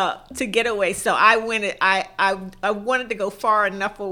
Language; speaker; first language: English; native; English